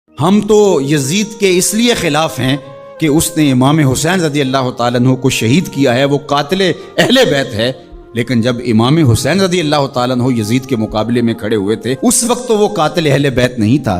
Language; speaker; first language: Urdu; native; Urdu